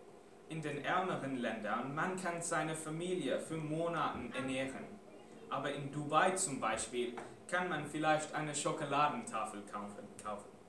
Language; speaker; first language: German; non-native, fluent; English